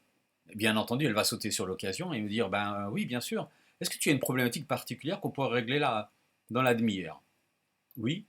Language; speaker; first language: French; native; French